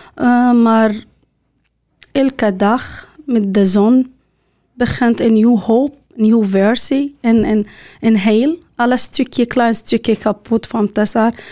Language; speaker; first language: Dutch; non-native, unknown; Arabic